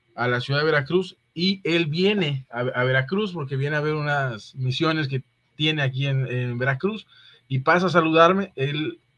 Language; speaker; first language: Spanish; native; Spanish